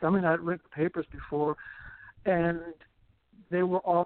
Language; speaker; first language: English; non-native, fluent; German